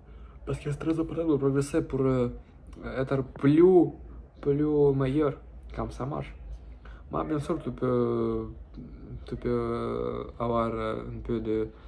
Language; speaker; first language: French; non-native, learner; Russian